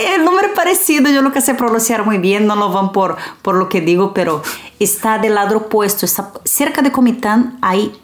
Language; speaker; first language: Spanish; early bilingual, other home language; Portuguese